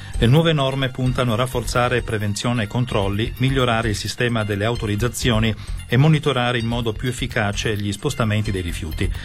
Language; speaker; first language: Italian; native; Italian